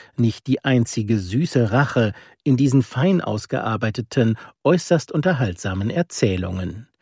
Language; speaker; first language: German; native; German